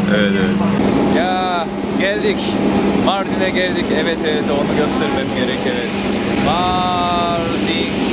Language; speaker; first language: Turkish; non-native, fluent; Japanese